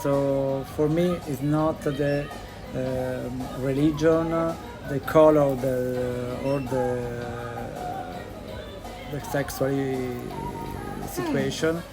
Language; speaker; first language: English; non-native, learner; Italian